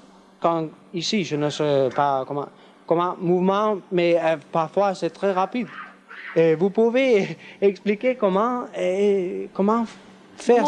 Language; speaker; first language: French; non-native, learner; English